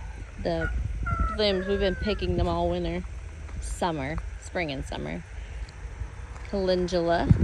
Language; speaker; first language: English; native; English